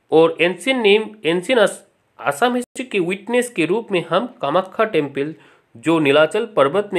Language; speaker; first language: Hindi; non-native, local second language; Assamese